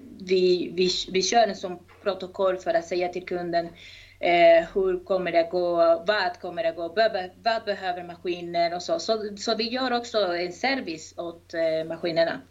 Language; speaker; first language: Swedish; non-native, fluent; Spanish